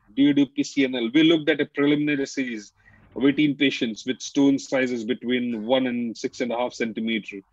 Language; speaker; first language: English; non-native, local second language; Hindi